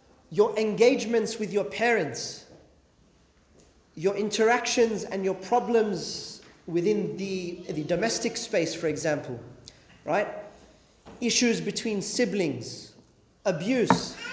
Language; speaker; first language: English; native; English